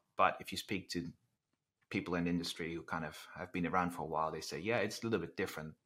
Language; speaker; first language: English; non-native, fluent; Dutch